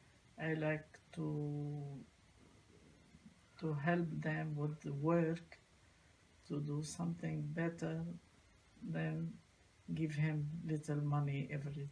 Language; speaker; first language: English; non-native, learner; Arabic